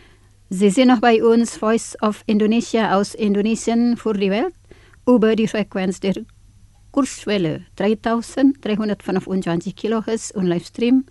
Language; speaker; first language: German; non-native, fluent; Indonesian